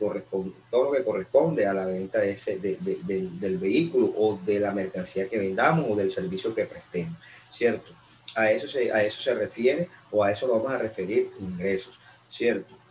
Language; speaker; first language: Spanish; native; Spanish